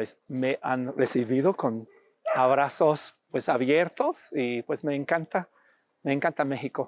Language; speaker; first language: Spanish; non-native, fluent; English